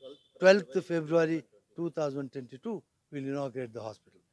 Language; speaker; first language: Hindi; non-native, local second language; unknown